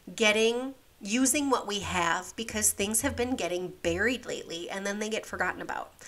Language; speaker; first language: English; native; English